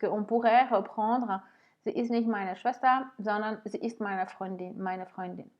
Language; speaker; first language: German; non-native, fluent; French